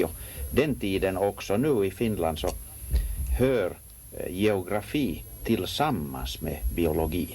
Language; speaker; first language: Swedish; non-native, local second language; Finnish